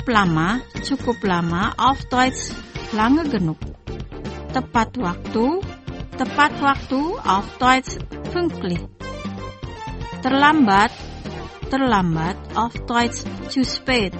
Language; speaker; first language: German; non-native, fluent; Indonesian